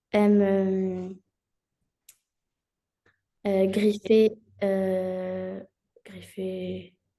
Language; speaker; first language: English; non-native, learner; French